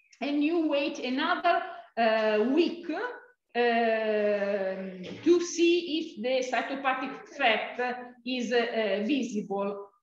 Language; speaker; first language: English; non-native, fluent; Italian